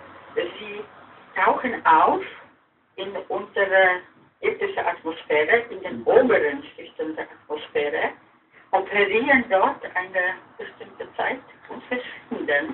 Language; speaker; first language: German; non-native, fluent; Polish